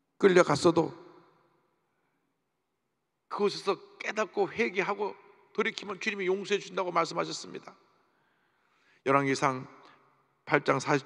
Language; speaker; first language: Korean; native; Korean